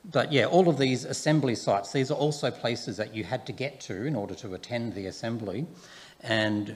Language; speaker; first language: English; native; English